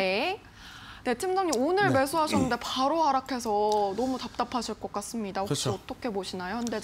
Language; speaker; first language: Korean; native; Korean